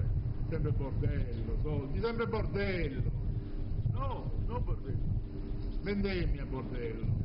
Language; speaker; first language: Italian; non-native, learner; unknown